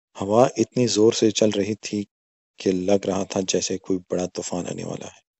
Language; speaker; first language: Urdu; non-native, local second language; Pashto